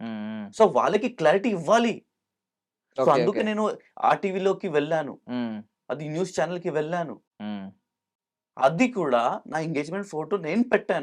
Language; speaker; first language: Telugu; non-native, local second language; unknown